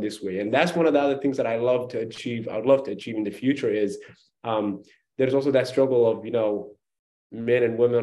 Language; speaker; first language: English; non-native, fluent; Somali